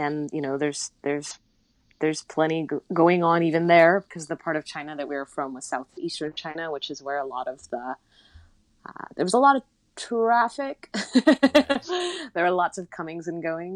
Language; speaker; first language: English; native; English